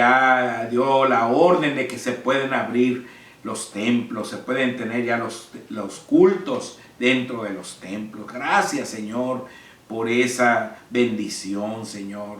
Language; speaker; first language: Spanish; native; Spanish